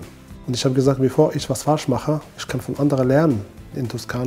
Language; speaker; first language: German; non-native, fluent; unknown